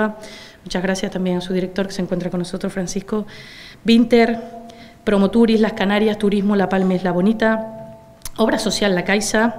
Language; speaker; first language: Spanish; native; Spanish